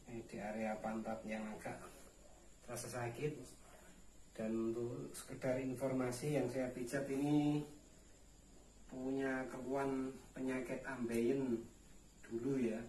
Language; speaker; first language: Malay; non-native, local second language; Javanese